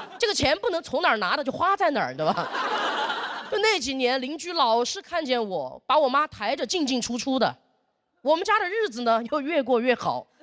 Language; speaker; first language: Chinese; native; Chinese